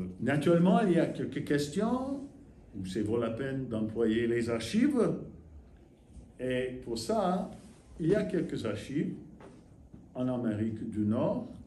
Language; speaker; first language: French; non-native, fluent; English